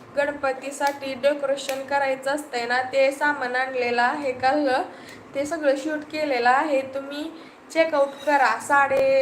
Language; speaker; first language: Marathi; native; Marathi